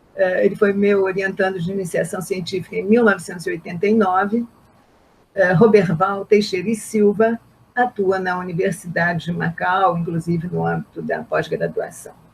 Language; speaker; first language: Portuguese; native; Portuguese